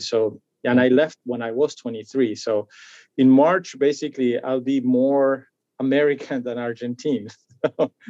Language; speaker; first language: English; non-native, fluent; Spanish